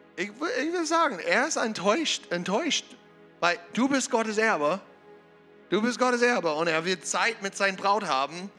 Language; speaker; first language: German; non-native, learner; English